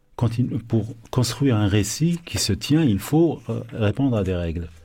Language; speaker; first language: French; non-native, local second language; Arabic